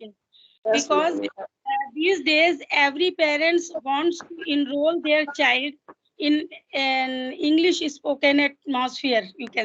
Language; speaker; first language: English; non-native, local second language; Hindi